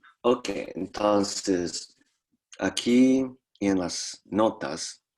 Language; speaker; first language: Spanish; non-native, fluent; English